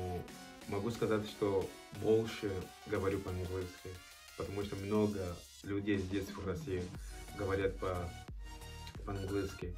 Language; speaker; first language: Russian; non-native, learner; Portuguese